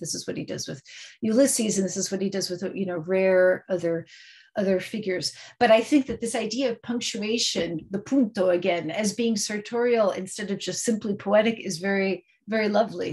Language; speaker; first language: English; native; English